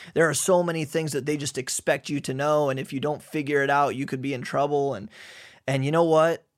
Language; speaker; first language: English; native; English